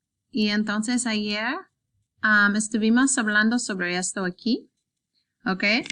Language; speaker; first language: Spanish; non-native, learner; English